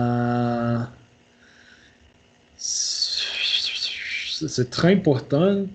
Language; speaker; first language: French; non-native, learner; Portuguese